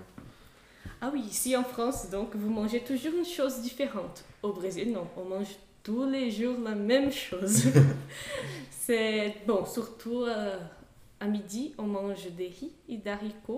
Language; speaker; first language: French; non-native, fluent; Portuguese